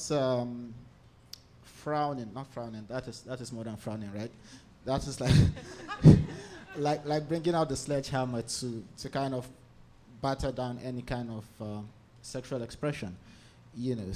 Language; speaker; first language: English; non-native, local second language; Hausa